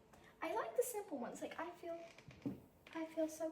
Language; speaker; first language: English; native; English